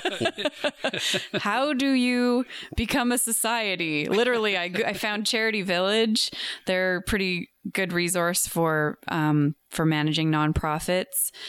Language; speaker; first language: English; native; English